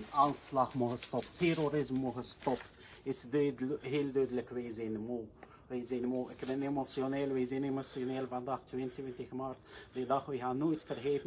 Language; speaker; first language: Dutch; non-native, learner; Arabic